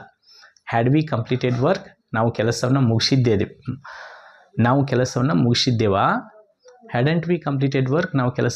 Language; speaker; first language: Kannada; native; Kannada